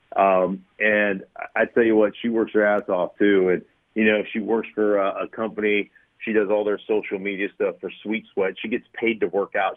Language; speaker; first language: English; native; English